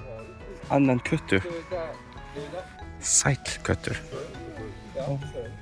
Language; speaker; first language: Swedish; non-native, learner; Cantonese